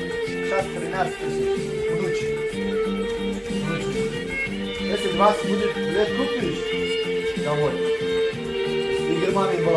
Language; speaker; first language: Russian; non-native, learner; Tajik